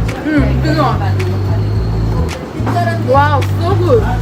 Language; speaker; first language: English; non-native, learner; Korean